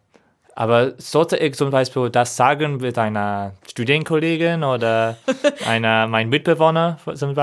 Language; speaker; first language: German; non-native, learner; English